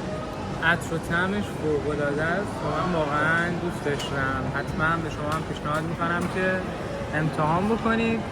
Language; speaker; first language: Persian; native; Persian